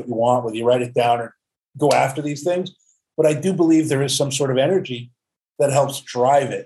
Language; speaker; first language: English; native; English